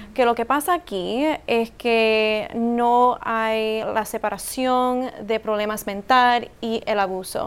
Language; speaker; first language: Spanish; early bilingual, heritage; English